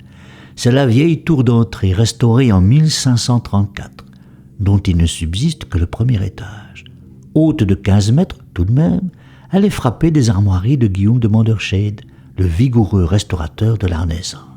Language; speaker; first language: French; native; French